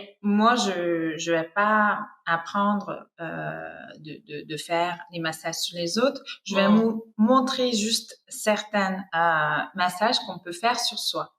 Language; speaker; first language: French; non-native, fluent; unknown